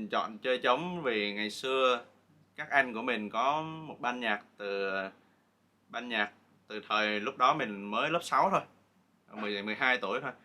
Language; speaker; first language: Vietnamese; native; Vietnamese